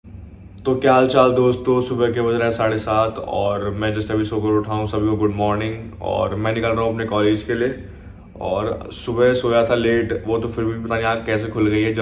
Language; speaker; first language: Hindi; native; Hindi